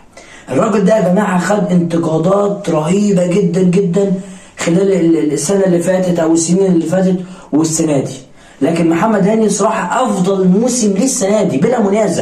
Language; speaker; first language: Arabic; native; Arabic